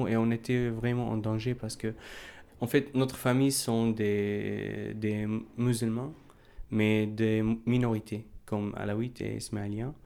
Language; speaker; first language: French; non-native, fluent; Arabic